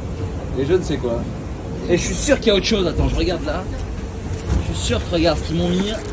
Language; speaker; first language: French; native; French